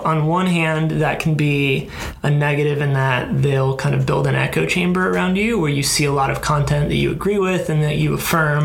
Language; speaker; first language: English; native; English